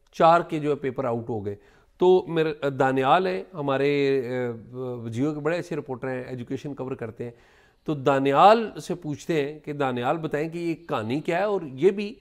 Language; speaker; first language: Urdu; native; Urdu